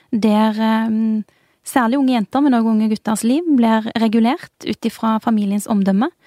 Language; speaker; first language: Norwegian; early bilingual, other home language; Urdu